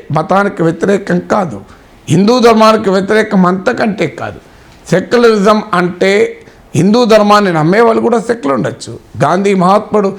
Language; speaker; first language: Telugu; native; Telugu